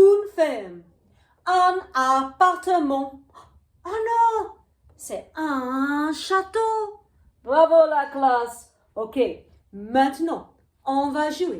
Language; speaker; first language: French; non-native, fluent; English